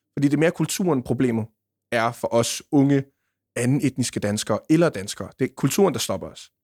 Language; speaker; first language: Danish; early bilingual, other home language; Punjabi